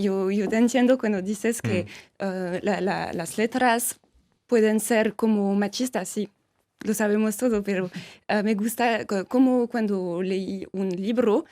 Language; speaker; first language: Spanish; non-native, fluent; French